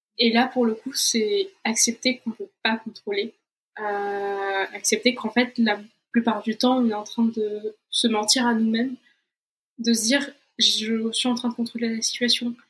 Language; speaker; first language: French; non-native, fluent; Portuguese